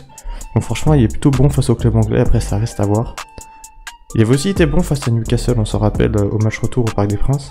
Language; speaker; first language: French; native; French